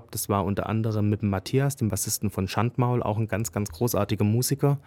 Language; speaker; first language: German; native; German